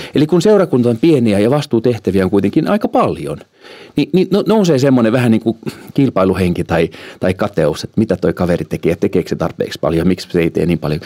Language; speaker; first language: Finnish; early bilingual, heritage; Finnish